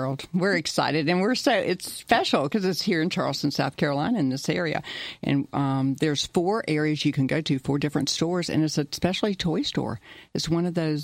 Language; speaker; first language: English; early bilingual, other home language; German